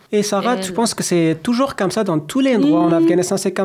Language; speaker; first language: French; non-native, learner; Persian